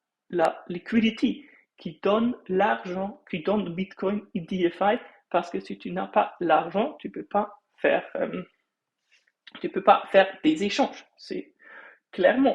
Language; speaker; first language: French; non-native, fluent; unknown